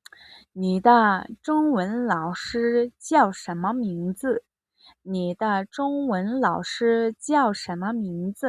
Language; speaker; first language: Chinese; non-native, fluent; Mongolian